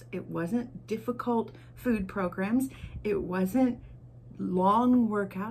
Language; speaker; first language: English; native; English